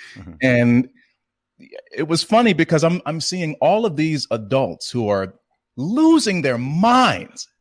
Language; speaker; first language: English; native; English